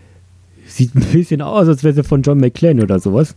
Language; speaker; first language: German; native; German